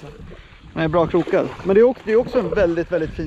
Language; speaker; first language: Swedish; native; Swedish